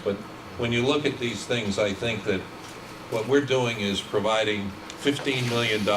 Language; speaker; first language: English; native; English